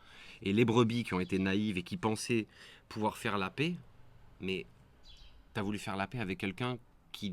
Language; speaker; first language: French; native; French